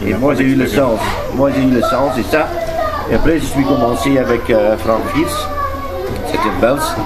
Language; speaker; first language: French; non-native, learner; Dutch